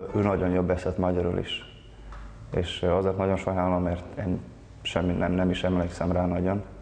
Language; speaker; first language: Hungarian; non-native, local second language; Serbian